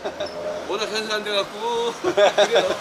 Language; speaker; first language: Korean; native; Korean